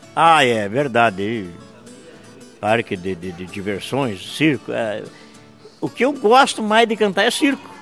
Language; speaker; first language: Portuguese; native; Portuguese